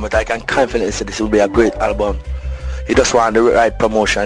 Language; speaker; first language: English; non-native, local second language; Jamaican Creole English